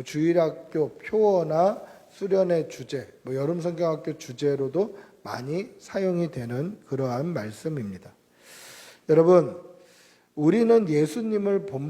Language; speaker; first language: Korean; native; Korean